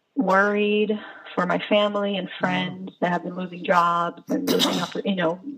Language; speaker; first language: English; non-native, fluent; Portuguese